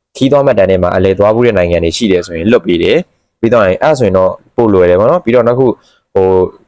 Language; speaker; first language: Burmese; native; Burmese